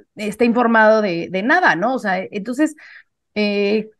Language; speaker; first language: Spanish; native; Spanish